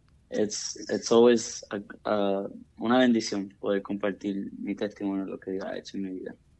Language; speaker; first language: Spanish; early bilingual, other home language; English